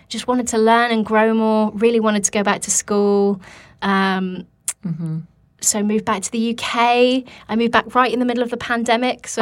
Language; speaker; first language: English; native; English